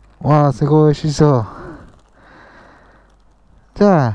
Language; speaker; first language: Japanese; non-native, learner; English